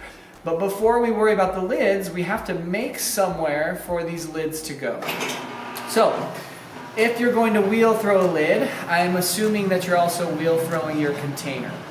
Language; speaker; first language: English; native; English